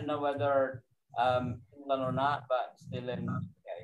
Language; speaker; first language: English; non-native, fluent; Indonesian